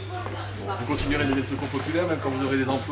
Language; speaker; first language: French; native; French